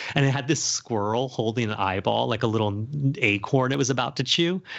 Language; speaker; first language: English; native; English